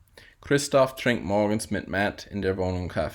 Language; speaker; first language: German; non-native, fluent; English